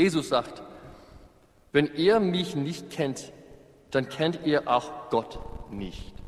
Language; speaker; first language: German; non-native, fluent; English